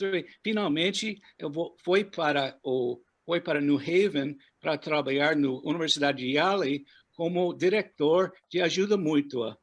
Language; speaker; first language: Portuguese; non-native, fluent; English